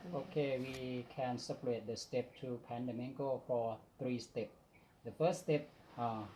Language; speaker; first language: English; non-native, learner; Thai